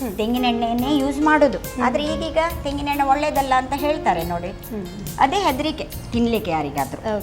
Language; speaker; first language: Kannada; non-native, local second language; Konkani